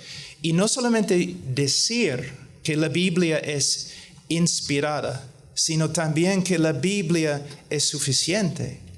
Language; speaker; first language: Spanish; non-native, fluent; English